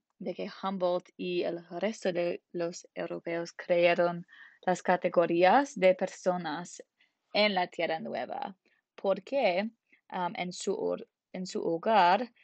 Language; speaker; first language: Spanish; non-native, learner; English